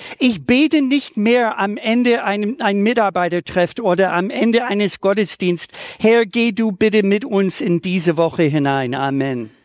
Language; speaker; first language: German; non-native, fluent; English